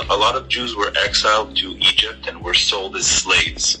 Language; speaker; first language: English; non-native, fluent; Hebrew